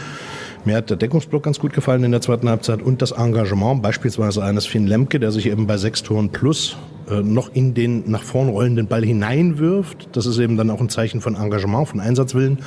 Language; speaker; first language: German; native; German